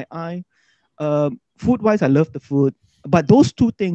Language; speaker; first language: English; native; English